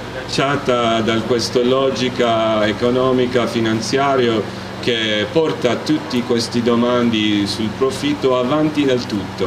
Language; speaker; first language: Italian; non-native, learner; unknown